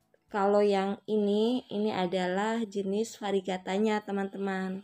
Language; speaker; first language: Indonesian; native; Indonesian